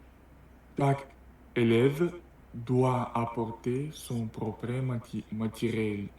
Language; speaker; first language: French; non-native, learner; Russian